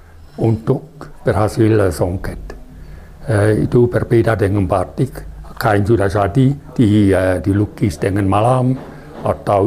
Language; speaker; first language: Indonesian; non-native, fluent; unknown